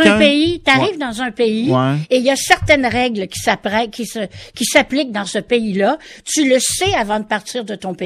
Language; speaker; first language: French; native; French